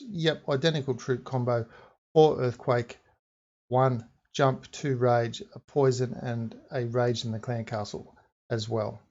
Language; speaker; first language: English; native; English